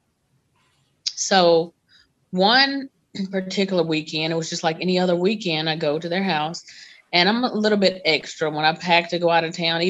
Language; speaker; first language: English; native; English